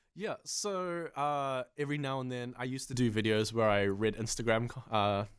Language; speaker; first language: English; native; English